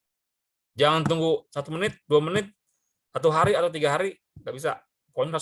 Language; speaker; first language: Indonesian; native; Indonesian